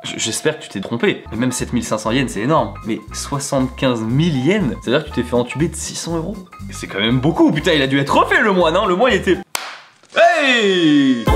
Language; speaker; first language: French; native; French